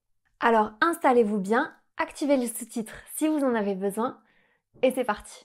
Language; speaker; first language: French; native; French